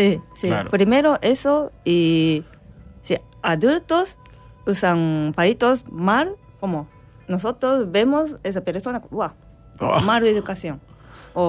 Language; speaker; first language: Spanish; non-native, learner; Japanese